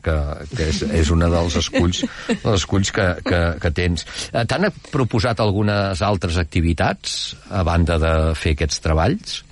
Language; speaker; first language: Catalan; native; Catalan